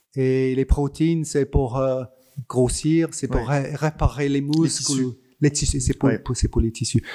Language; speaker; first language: French; non-native, fluent; English